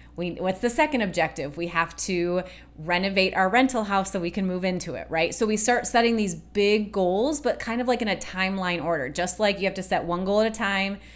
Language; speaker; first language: English; native; English